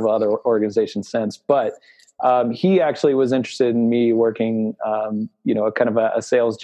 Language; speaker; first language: English; native; English